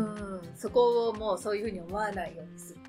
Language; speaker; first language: Japanese; native; Japanese